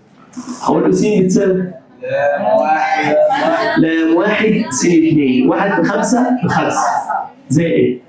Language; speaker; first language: Arabic; native; Arabic